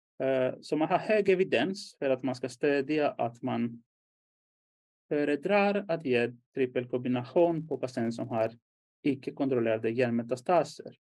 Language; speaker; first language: Swedish; non-native, fluent; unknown